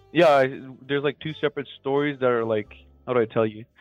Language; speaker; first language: English; non-native, fluent; Macedonian